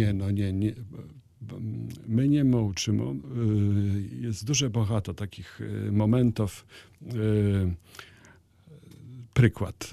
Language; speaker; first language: Ukrainian; non-native, learner; Polish